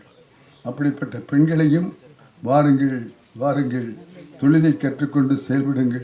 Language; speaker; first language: Tamil; native; Tamil